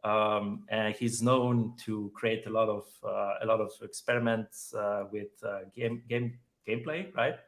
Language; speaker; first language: English; non-native, fluent; Slovenian